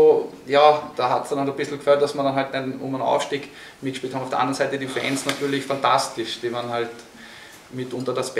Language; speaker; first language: German; native; German